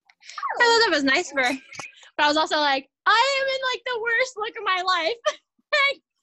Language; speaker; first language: English; native; English